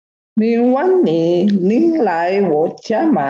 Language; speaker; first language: Chinese; non-native, learner; Indonesian